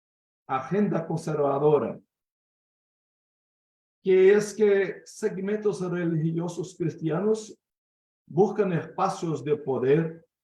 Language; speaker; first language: Spanish; non-native, fluent; Portuguese